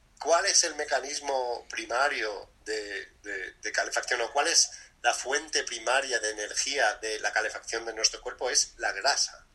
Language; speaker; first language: Spanish; early bilingual, other home language; English